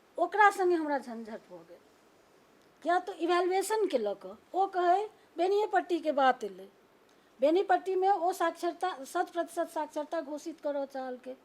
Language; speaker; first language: Maithili; native; Maithili